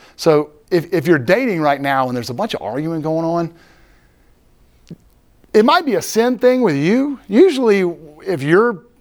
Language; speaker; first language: English; native; English